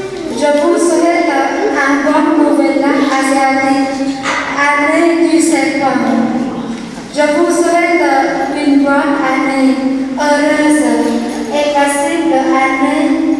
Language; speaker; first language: French; non-native, fluent; Vietnamese